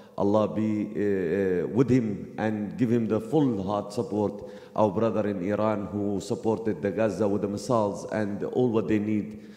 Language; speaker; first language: English; non-native, fluent; Arabic